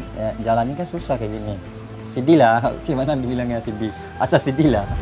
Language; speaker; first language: Indonesian; non-native, fluent; Rohingya